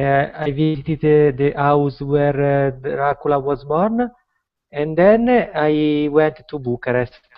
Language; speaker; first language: English; non-native, learner; Italian